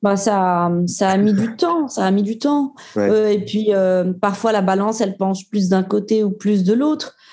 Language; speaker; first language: French; native; French